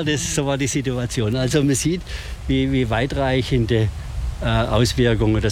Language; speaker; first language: German; native; German